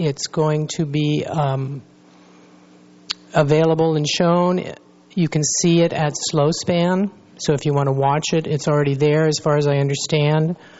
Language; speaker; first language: English; native; English